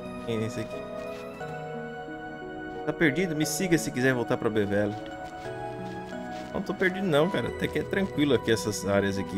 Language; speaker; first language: Portuguese; native; Portuguese